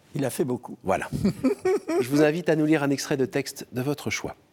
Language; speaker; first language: French; native; French